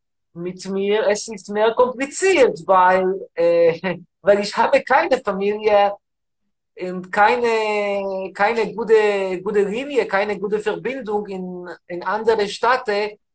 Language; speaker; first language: German; non-native, learner; Hebrew